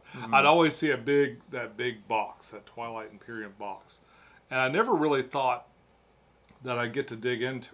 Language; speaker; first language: English; native; English